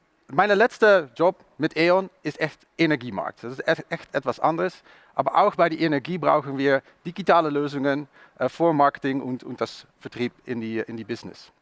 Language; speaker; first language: German; non-native, learner; Dutch